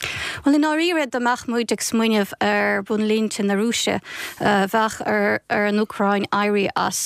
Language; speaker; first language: Irish; non-native, fluent; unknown